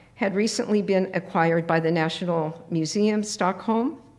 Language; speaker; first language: English; native; English